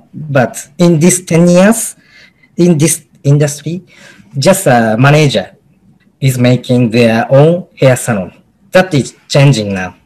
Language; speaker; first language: English; non-native, learner; Japanese